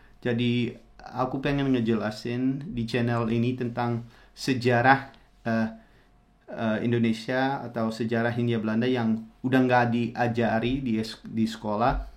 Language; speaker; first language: Indonesian; non-native, fluent; Dutch